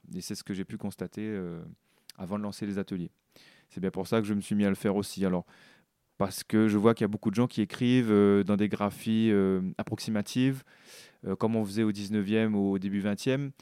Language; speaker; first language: French; non-native, local second language; Réunion Creole French